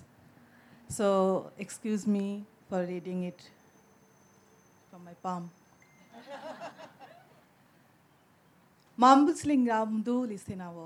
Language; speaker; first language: English; non-native, local second language; Bangla